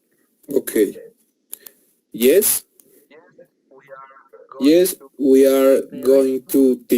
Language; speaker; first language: English; non-native, learner; Spanish